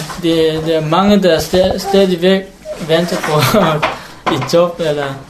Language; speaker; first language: Danish; non-native, learner; Hakha Chin